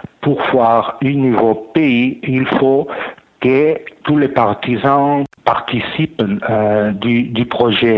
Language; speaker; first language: French; non-native, learner; Catalan